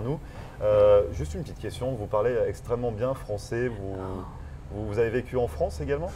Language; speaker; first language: French; native; French